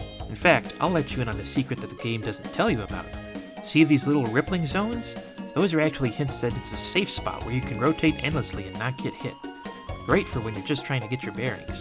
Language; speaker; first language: English; native; English